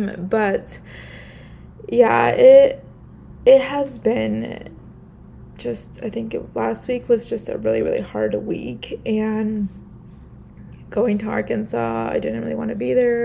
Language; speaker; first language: English; early bilingual, other home language; Spanish